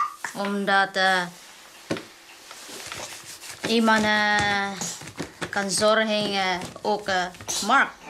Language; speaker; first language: Dutch; non-native, learner; Cebuano